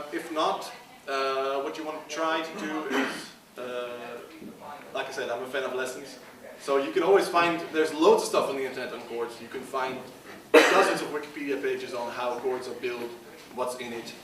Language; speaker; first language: English; non-native, fluent; Dutch